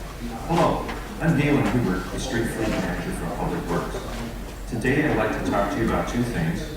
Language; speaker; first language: English; native; English